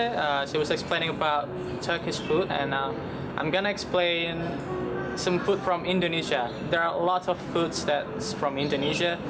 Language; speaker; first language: English; non-native, learner; Indonesian